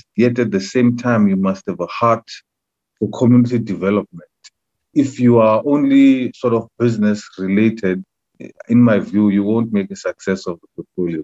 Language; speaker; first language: English; non-native, local second language; Xhosa